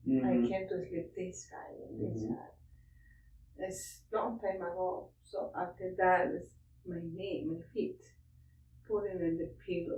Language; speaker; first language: English; non-native, learner; Spanish